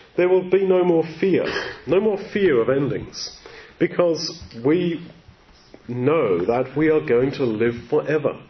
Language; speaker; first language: English; native; English